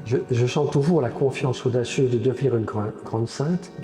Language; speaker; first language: French; native; French